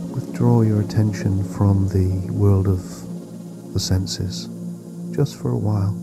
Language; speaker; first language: English; native; English